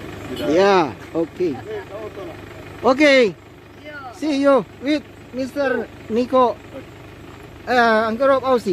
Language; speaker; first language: English; non-native, learner; Indonesian